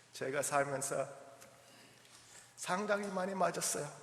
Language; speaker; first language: Korean; early bilingual, heritage; English